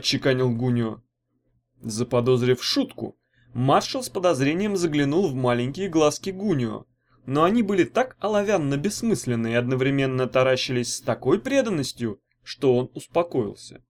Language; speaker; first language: Russian; native; Russian